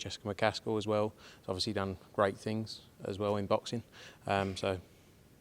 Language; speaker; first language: English; native; English